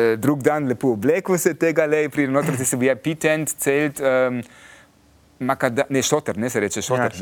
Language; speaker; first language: Slovenian; early bilingual, heritage; Slovenian